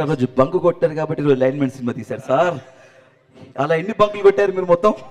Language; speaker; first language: Telugu; native; Telugu